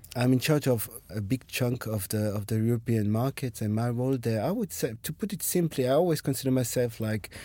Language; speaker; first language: English; non-native, fluent; French